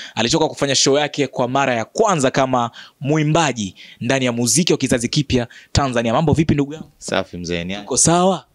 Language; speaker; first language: Swahili; native; Swahili